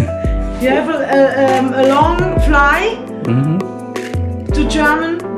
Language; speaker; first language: English; non-native, learner; German